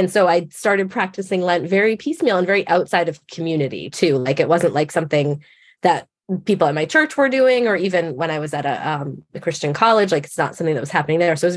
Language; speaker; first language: English; native; English